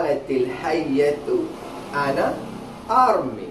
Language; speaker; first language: Arabic; non-native, fluent; Malayalam